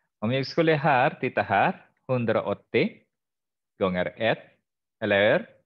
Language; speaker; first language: Swedish; non-native, fluent; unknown